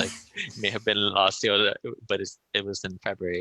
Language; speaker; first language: English; native; English